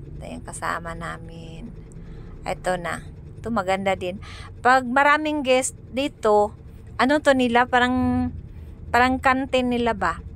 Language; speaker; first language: Filipino; non-native, local second language; Cebuano